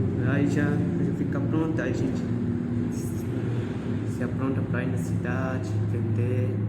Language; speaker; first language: Portuguese; non-native, local second language; Guarani